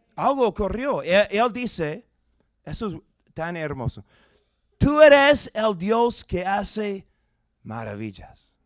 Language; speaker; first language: Spanish; non-native, fluent; English